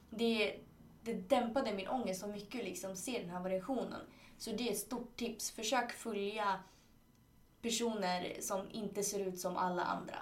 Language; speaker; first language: Swedish; early bilingual, other home language; Spanish